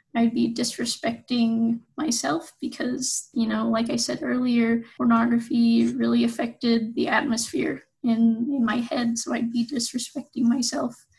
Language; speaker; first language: English; native; English